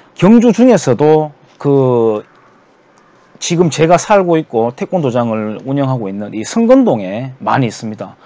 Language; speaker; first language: Korean; native; Korean